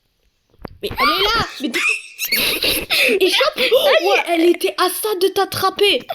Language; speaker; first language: French; native; French